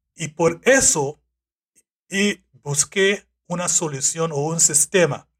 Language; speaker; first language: Spanish; non-native, fluent; English